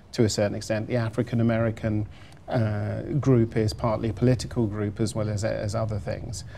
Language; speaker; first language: English; native; English